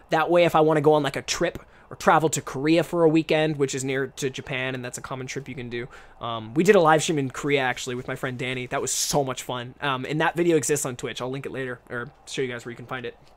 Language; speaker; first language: English; native; English